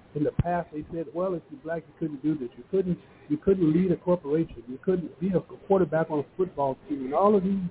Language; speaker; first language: English; early bilingual, other home language; Yoruba